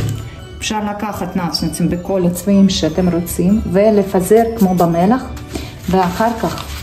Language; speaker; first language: Hebrew; non-native, fluent; Russian